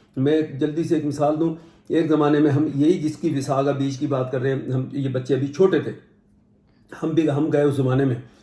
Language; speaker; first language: Urdu; non-native, local second language; Punjabi